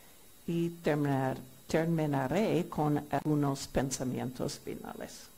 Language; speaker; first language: Spanish; non-native, fluent; English